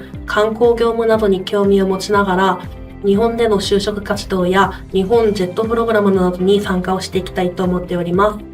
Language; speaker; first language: Japanese; non-native, fluent; Korean